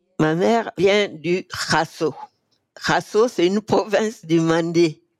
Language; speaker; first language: French; non-native, local second language; Fula